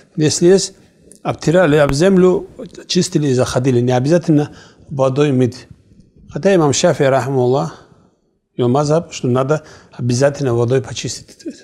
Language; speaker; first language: Russian; non-native, fluent; Kumyk